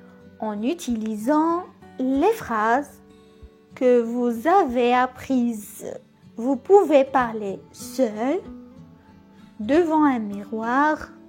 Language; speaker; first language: French; non-native, local second language; Arabic